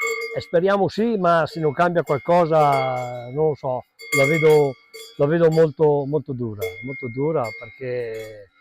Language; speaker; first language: Italian; non-native, local second language; Venetian